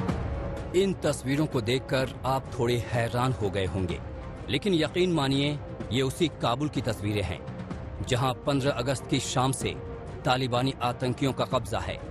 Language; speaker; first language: Hindi; native; Hindi